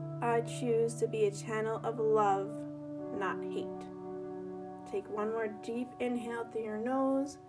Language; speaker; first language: English; native; English